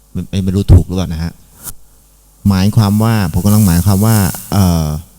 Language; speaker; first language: Thai; native; Thai